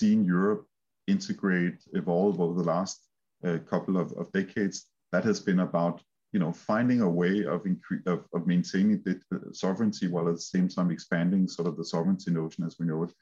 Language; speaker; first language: English; non-native, fluent; Danish